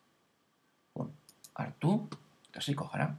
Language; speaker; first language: Basque; non-native, local second language; Spanish